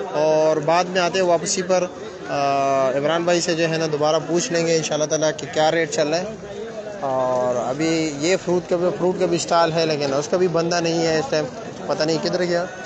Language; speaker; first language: Urdu; non-native, local second language; Pashto